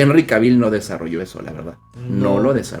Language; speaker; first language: Spanish; native; Spanish